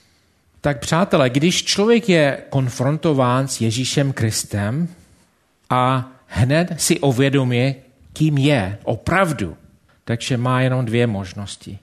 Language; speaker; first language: Czech; non-native, fluent; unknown